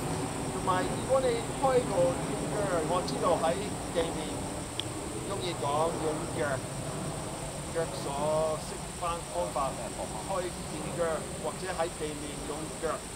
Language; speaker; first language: Cantonese; non-native, learner; English